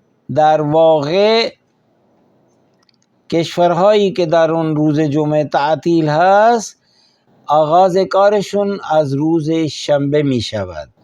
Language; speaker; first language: Persian; non-native, fluent; Urdu